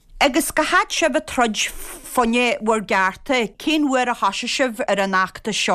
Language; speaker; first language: Irish; native; Irish